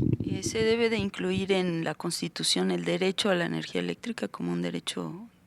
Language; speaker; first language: Spanish; native; Spanish